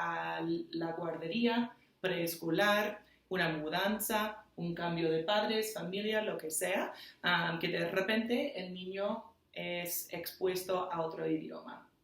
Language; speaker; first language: Spanish; non-native, fluent; English